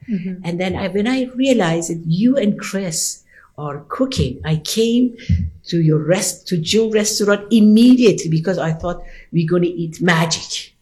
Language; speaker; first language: English; non-native, fluent; Persian